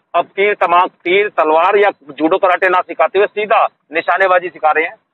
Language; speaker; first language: Hindi; native; Hindi